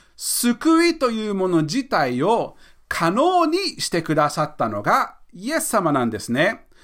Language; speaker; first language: Japanese; non-native, fluent; English